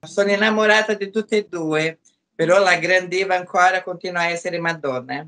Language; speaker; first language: Italian; non-native, fluent; Portuguese